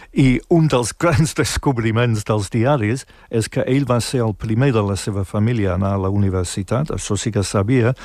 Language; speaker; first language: Catalan; non-native, fluent; English